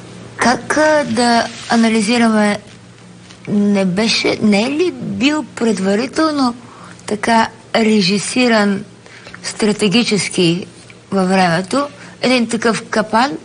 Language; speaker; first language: Bulgarian; native; Bulgarian